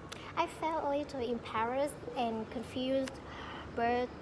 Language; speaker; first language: English; non-native, fluent; Vietnamese